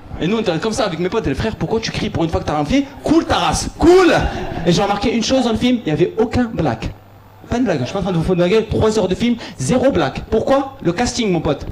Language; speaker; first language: French; early bilingual, other home language; Arabic